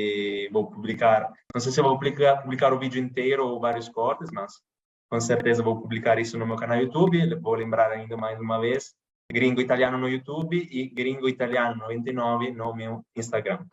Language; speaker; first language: Portuguese; non-native, fluent; Italian